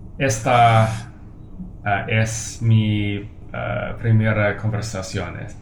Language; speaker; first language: Spanish; non-native, learner; English